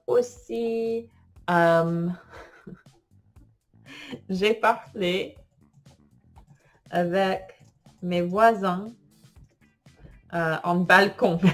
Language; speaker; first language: French; non-native, fluent; English